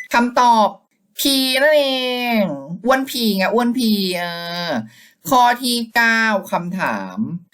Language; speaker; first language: Thai; native; Thai